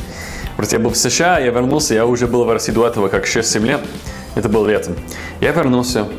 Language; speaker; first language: Russian; non-native, fluent; English